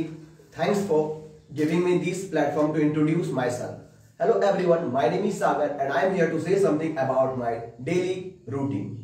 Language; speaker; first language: English; non-native, learner; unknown